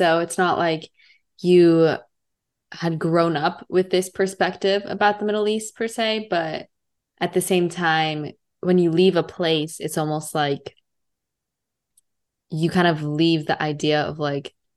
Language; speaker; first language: English; native; English